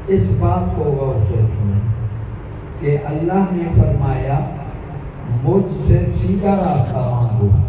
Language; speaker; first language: Urdu; native; Urdu